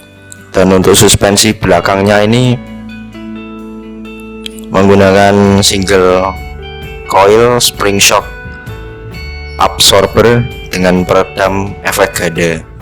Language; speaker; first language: Indonesian; native; Indonesian